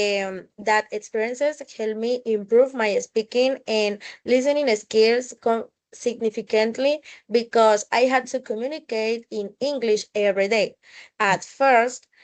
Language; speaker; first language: English; non-native, fluent; Spanish